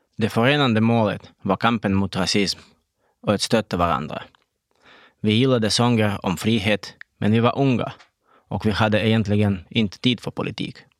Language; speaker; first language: Swedish; non-native, fluent; Russian